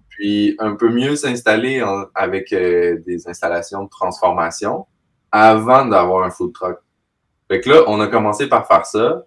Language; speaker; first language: French; native; French